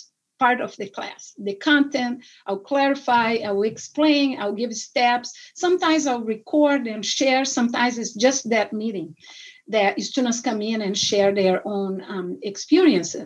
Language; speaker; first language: English; non-native, fluent; Portuguese